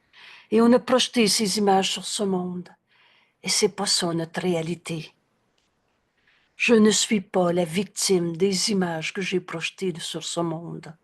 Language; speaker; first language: French; native; French